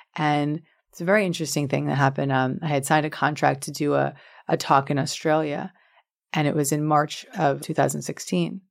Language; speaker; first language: English; native; English